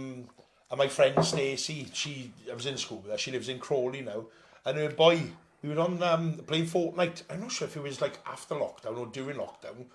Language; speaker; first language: English; native; English